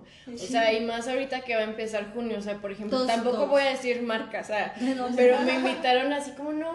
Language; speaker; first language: Spanish; native; Spanish